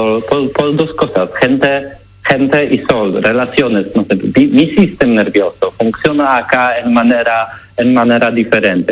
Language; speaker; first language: Spanish; non-native, learner; Polish